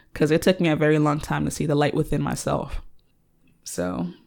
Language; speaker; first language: English; early bilingual, other home language; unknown